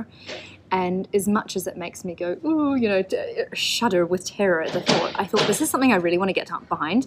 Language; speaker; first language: English; native; English